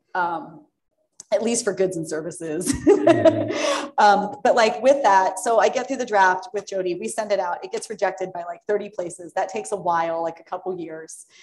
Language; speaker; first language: English; native; English